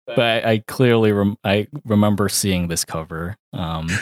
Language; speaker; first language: English; early bilingual, other home language; Filipino